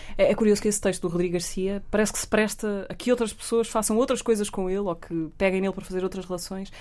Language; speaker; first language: Portuguese; native; Portuguese